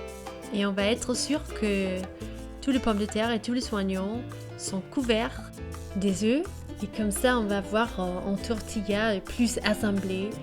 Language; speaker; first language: French; non-native, learner; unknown